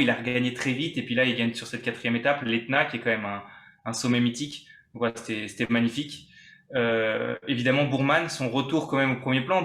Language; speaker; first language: French; native; French